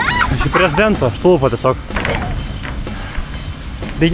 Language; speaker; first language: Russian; non-native, learner; Lithuanian